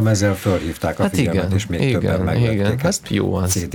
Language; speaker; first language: Hungarian; native; Hungarian